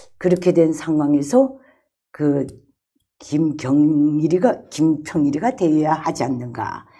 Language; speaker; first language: Korean; early bilingual, other home language; Chinese